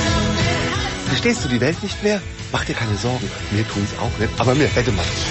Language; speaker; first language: German; native; German